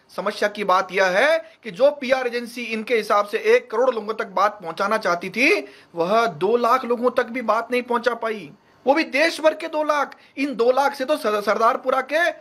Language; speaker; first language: Hindi; native; Hindi